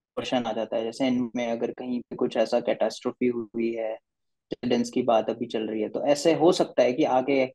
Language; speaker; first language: Hindi; native; Hindi